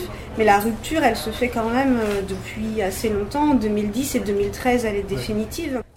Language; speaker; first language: French; native; French